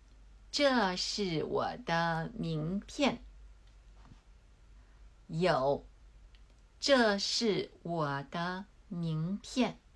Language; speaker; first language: Chinese; non-native, learner; Lao